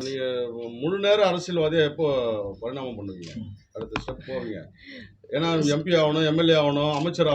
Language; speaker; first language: Tamil; native; Tamil